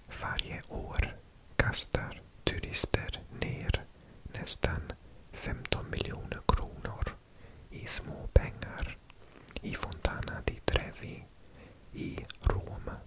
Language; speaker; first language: Swedish; non-native, learner; English